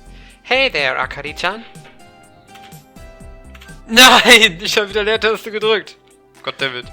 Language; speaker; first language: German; native; German